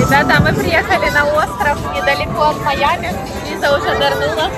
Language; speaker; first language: Russian; native; Russian